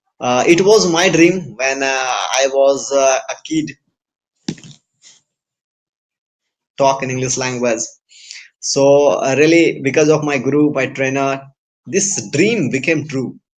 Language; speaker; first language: English; non-native, fluent; Hindi